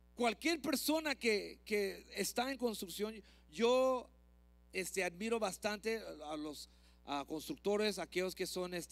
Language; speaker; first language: Spanish; early bilingual, heritage; Spanish